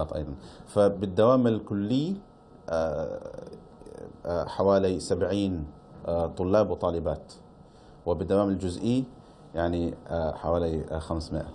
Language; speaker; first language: Arabic; non-native, fluent; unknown